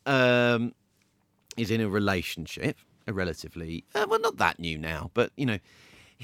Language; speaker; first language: English; native; English